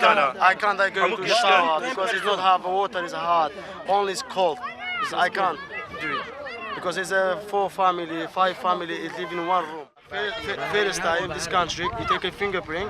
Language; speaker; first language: English; non-native, learner; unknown